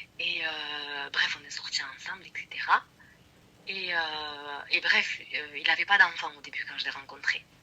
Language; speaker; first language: French; early bilingual, other home language; Arabic